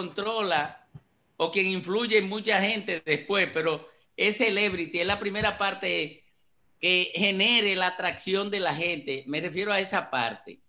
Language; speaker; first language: Spanish; native; Spanish